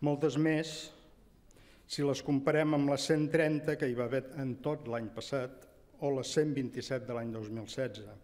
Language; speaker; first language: Catalan; native; Catalan